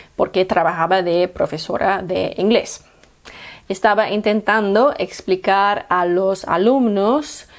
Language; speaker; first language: Spanish; non-native, fluent; English